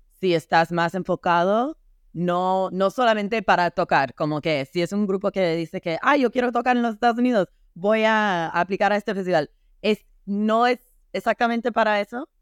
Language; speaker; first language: Spanish; non-native, fluent; English